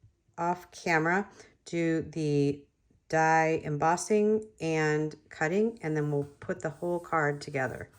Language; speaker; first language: English; native; English